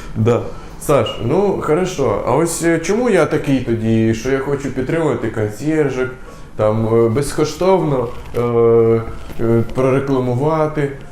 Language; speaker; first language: Ukrainian; native; Ukrainian